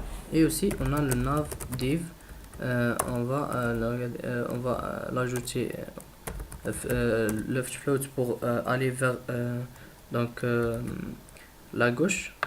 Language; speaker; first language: French; non-native, learner; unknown